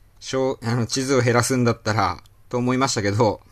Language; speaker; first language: Japanese; native; Japanese